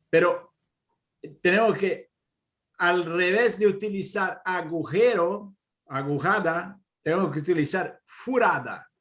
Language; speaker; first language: Spanish; non-native, fluent; Portuguese